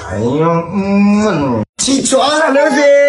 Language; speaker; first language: Chinese; native; Chinese